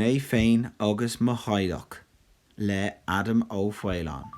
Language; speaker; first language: Irish; non-native, local second language; English